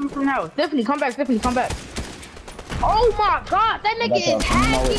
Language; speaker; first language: English; native; English